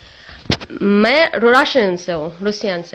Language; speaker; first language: Hindi; non-native, learner; Russian